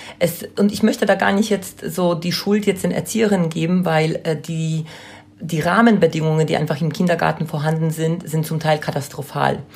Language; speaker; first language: German; non-native, fluent; Polish